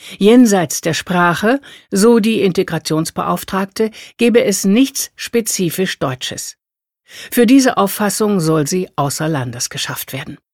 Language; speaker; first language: German; native; German